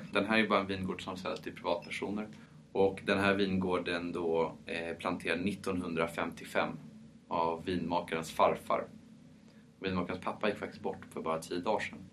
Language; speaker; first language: Swedish; early bilingual, heritage; Swedish